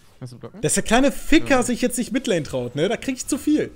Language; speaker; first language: German; native; German